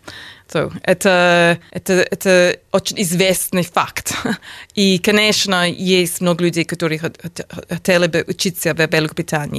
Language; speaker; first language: Russian; non-native, learner; English